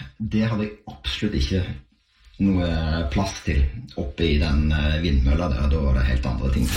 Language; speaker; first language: Norwegian; native; Norwegian